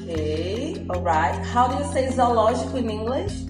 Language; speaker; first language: English; non-native, fluent; Portuguese